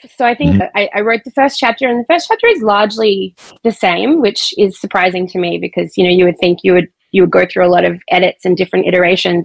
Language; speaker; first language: English; native; English